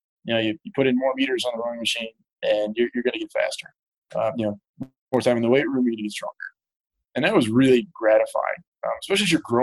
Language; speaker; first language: English; native; English